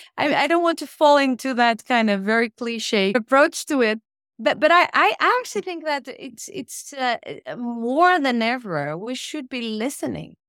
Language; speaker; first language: English; non-native, fluent; Portuguese